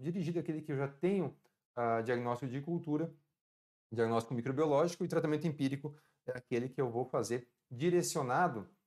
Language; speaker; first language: Portuguese; native; Portuguese